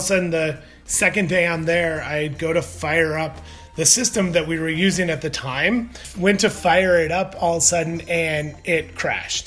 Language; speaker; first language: English; native; English